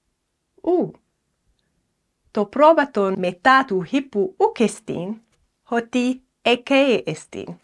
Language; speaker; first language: Greek; non-native, fluent; English